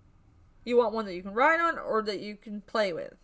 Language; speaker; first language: English; native; English